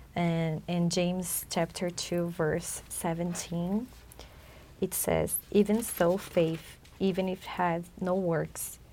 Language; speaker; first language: English; non-native, fluent; Chinese